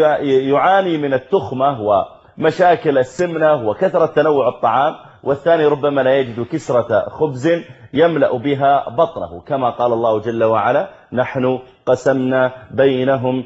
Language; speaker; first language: Arabic; native; Arabic